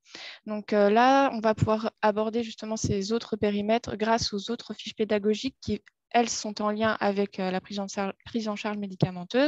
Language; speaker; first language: French; native; French